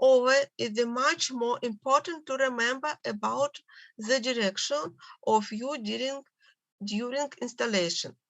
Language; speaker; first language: English; non-native, learner; Russian